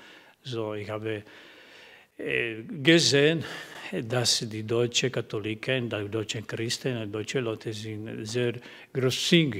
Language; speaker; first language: German; non-native, learner; Croatian